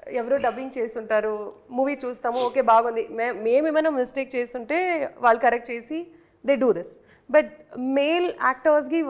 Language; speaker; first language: Telugu; non-native, fluent; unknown